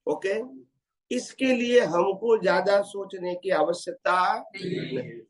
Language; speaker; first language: Hindi; non-native, local second language; Gujarati